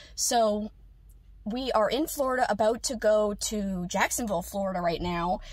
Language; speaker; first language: English; native; English